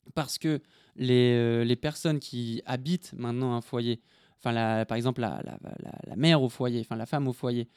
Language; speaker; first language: French; native; French